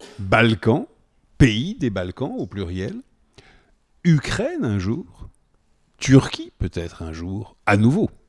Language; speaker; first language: French; native; French